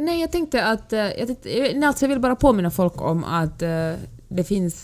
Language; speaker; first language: Swedish; native; Swedish